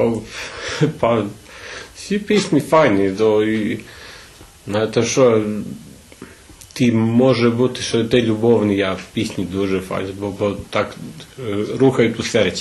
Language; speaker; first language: Ukrainian; early bilingual, heritage; Ukrainian